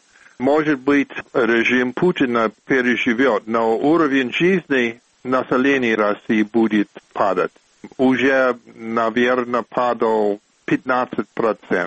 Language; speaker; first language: Russian; non-native, fluent; English